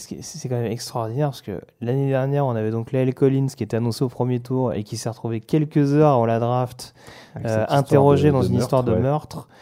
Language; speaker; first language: French; native; French